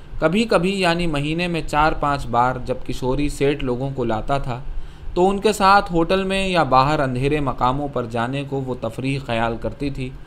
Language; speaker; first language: Urdu; native; Urdu